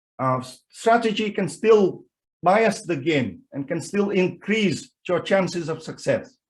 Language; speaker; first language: English; non-native, fluent; Vietnamese